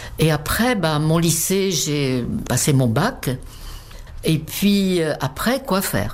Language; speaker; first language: French; non-native, fluent; Czech